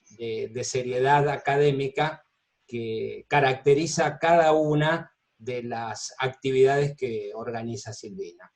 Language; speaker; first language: Spanish; native; Spanish